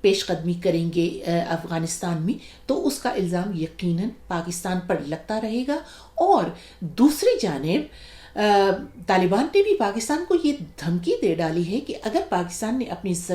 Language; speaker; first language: Urdu; native; Urdu